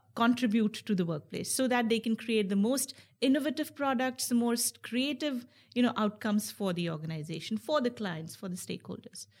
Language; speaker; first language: English; non-native, local second language; Hindi